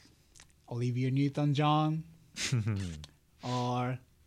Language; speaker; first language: English; non-native, learner; Japanese